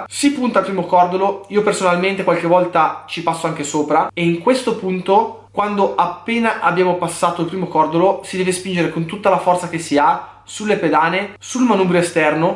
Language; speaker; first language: Italian; native; Italian